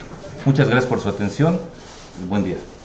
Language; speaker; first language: Spanish; native; Spanish